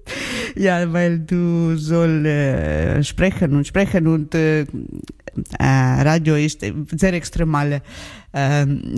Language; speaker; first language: German; non-native, learner; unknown